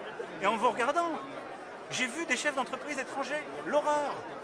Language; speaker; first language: French; native; French